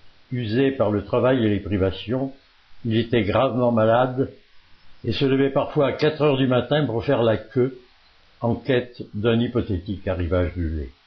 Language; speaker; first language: French; native; French